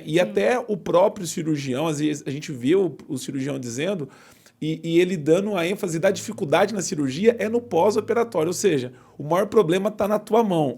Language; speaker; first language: Portuguese; native; Portuguese